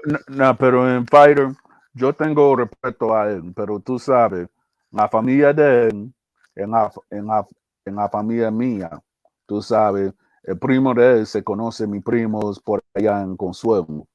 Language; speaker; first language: Spanish; early bilingual, heritage; English